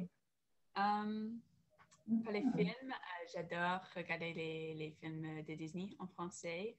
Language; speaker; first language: French; non-native, learner; English